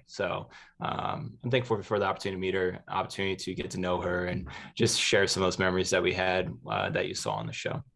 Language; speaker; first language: English; native; English